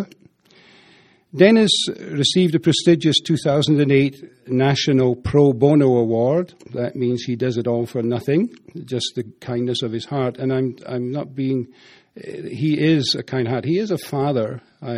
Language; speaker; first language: English; native; English